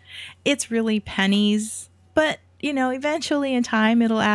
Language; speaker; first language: English; native; English